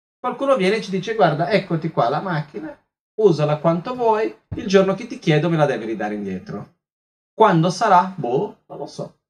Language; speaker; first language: Italian; non-native, fluent; Portuguese